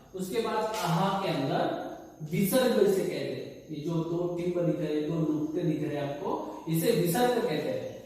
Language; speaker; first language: Hindi; non-native, local second language; Urdu